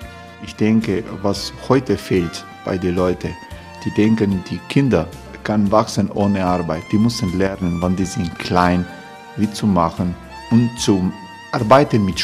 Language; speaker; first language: German; non-native, learner; Croatian